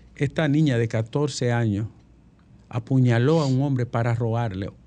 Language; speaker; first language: Spanish; native; Spanish